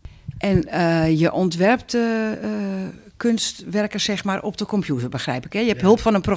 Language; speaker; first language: Dutch; native; Dutch